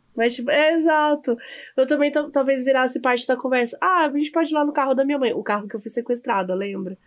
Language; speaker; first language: Portuguese; native; Portuguese